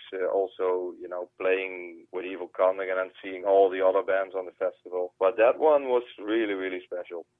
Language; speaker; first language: English; non-native, fluent; Dutch